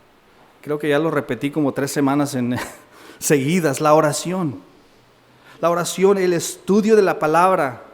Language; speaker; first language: Spanish; native; Spanish